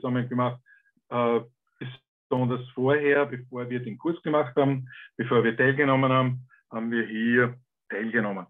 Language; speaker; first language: German; native; German